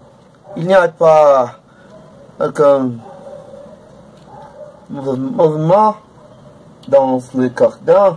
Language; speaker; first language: French; non-native, learner; Portuguese